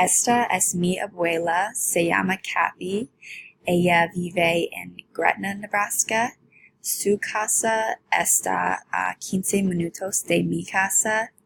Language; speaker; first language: Spanish; non-native, learner; English